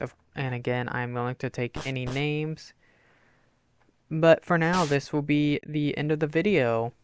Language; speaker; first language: English; native; English